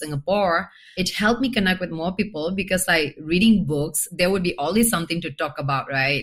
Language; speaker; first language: English; non-native, fluent; Burmese